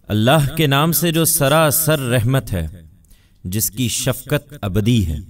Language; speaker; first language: Urdu; non-native, local second language; Punjabi